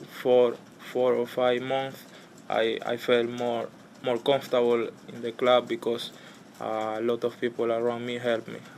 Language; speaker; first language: English; non-native, learner; Spanish